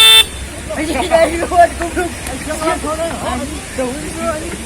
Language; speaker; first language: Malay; non-native, local second language; Sundanese